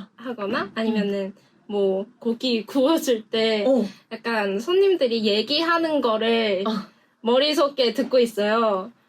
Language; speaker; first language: Korean; non-native, fluent; Vietnamese